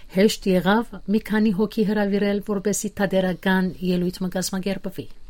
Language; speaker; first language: Armenian; native; Armenian